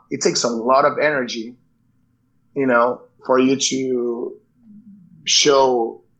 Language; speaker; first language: English; non-native, fluent; Portuguese